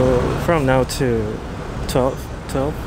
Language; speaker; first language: English; non-native, learner; Korean